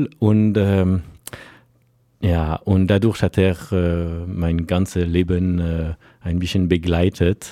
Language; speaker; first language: German; non-native, fluent; French